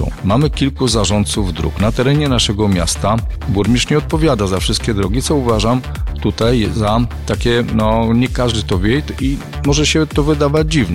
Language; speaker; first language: Polish; native; Polish